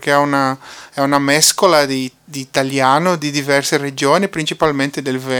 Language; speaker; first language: Italian; non-native, fluent; Portuguese